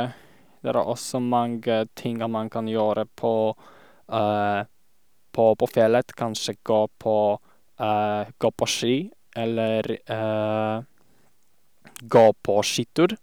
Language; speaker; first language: Norwegian; non-native, learner; Polish